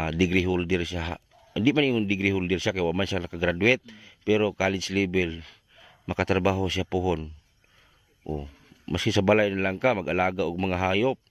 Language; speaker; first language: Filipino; non-native, local second language; Cebuano